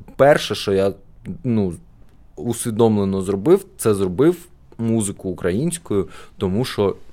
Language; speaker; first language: Ukrainian; non-native, local second language; Russian